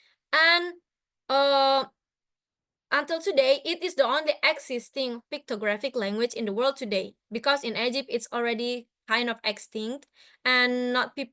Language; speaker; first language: English; non-native, fluent; Indonesian